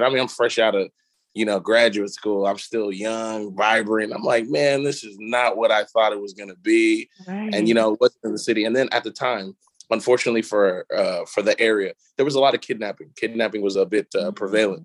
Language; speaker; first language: English; native; English